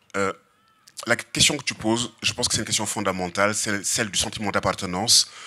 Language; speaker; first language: French; non-native, local second language; Serer